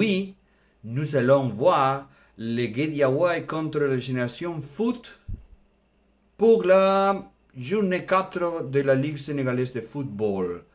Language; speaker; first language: French; non-native, learner; Spanish